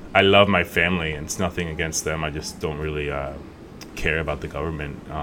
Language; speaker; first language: English; native; English